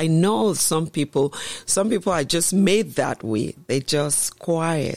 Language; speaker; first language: English; non-native, local second language; Yoruba